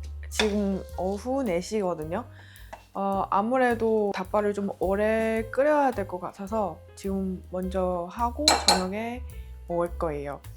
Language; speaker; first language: Korean; non-native, fluent; Chinese